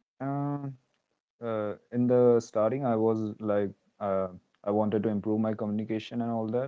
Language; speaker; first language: English; non-native, local second language; Hindi